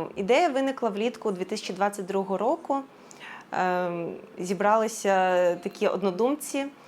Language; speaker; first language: Ukrainian; native; Ukrainian